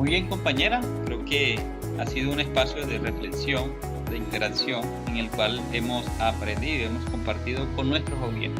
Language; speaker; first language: Spanish; native; Spanish